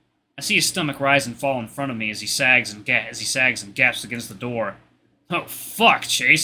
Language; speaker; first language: English; native; English